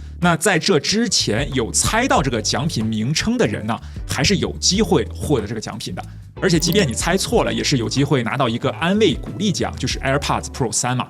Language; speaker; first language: Chinese; native; Chinese